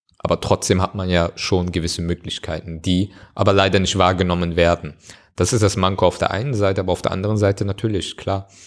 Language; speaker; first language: German; early bilingual, other home language; Turkish